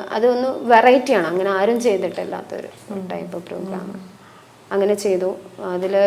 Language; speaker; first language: Malayalam; non-native, local second language; Tamil